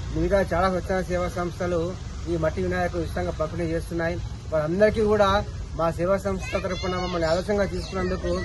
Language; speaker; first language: Telugu; native; Telugu